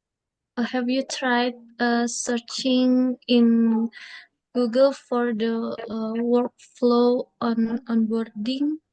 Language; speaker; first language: English; non-native, learner; Indonesian